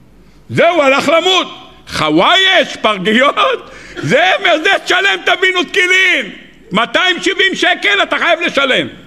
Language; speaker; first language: Hebrew; native; Hebrew